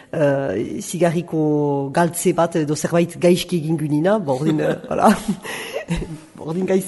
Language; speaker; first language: Basque; native; Basque